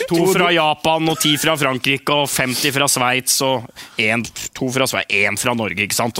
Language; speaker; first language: Norwegian; native; Norwegian